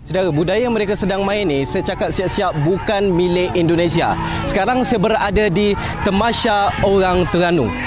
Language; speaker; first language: Malay; native; Malay